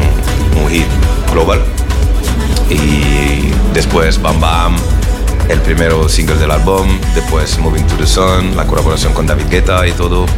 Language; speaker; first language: Spanish; non-native, learner; French